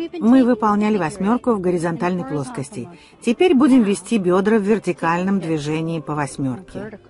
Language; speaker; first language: Russian; native; Russian